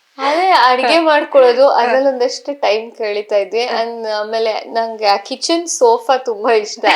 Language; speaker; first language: Kannada; native; Kannada